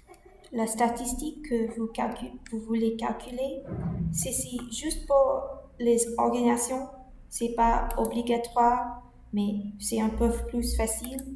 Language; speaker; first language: French; non-native, learner; English